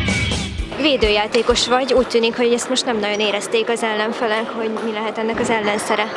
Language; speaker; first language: Hungarian; native; Hungarian